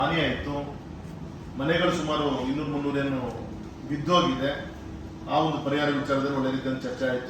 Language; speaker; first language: Kannada; native; Kannada